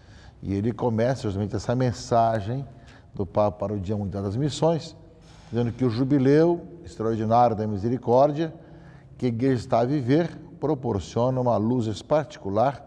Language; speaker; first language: Portuguese; native; Portuguese